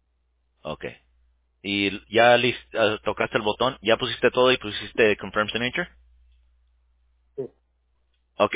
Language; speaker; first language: Spanish; early bilingual, heritage; English